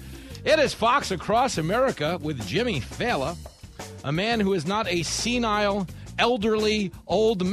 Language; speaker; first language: English; native; English